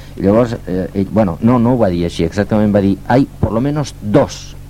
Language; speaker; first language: Spanish; non-native, local second language; Catalan